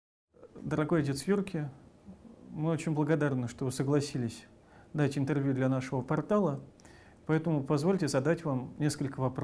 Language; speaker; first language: Russian; native; Russian